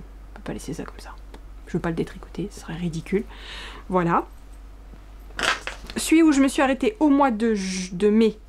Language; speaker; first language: French; native; French